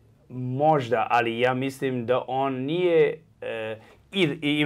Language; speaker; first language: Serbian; early bilingual, heritage; English